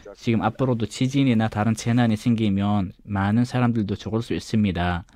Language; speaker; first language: Korean; non-native, fluent; Arabic